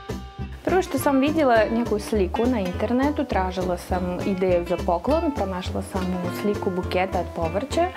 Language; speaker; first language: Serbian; non-native, fluent; Russian